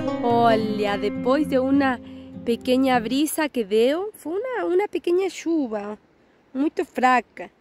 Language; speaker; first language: Portuguese; non-native, fluent; Spanish